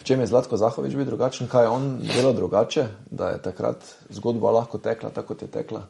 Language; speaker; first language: Slovenian; native; Slovenian